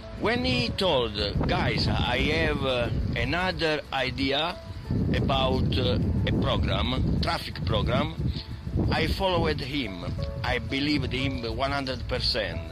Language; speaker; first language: English; non-native, learner; Italian